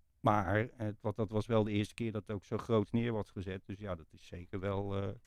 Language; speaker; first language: Dutch; native; Dutch